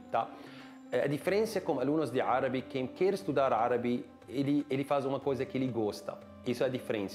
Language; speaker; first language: Portuguese; non-native, learner; Arabic